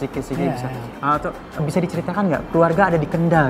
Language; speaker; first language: Indonesian; native; Indonesian